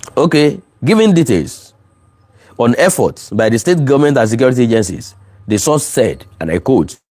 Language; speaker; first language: English; non-native, local second language; Yoruba